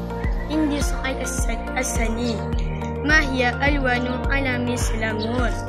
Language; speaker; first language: Arabic; non-native, learner; Malay